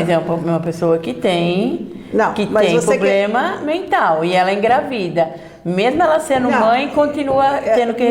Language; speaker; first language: Portuguese; native; Portuguese